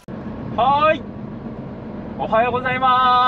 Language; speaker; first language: Japanese; native; Japanese